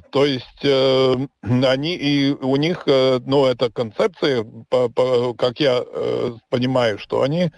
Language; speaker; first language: Russian; non-native, local second language; Latvian